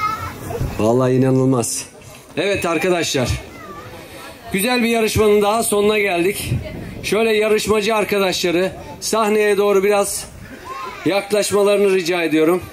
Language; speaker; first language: Turkish; native; Turkish